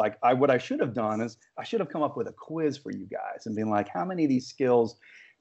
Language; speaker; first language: English; native; English